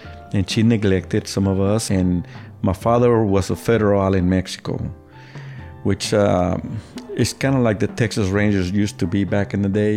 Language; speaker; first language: English; early bilingual, other home language; Spanish